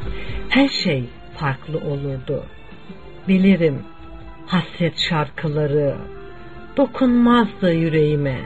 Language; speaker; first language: Turkish; native; Turkish